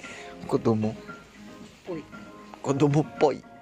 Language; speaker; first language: Japanese; non-native, learner; Indonesian